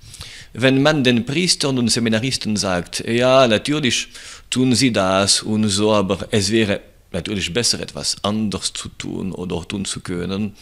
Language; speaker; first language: German; non-native, local second language; French